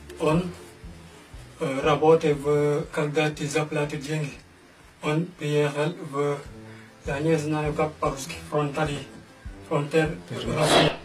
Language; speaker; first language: Russian; non-native, learner; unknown